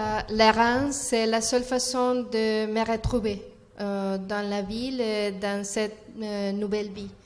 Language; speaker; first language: French; non-native, learner; Spanish